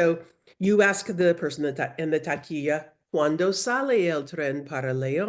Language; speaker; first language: Spanish; non-native, learner; English